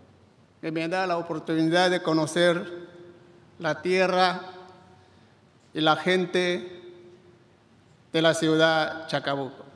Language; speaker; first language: Spanish; non-native, fluent; Chinese